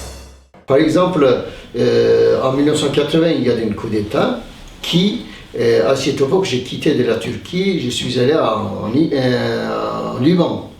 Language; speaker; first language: French; non-native, learner; Turkish